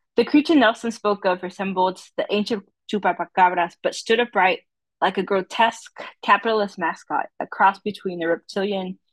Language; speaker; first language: English; early bilingual, other home language; Spanish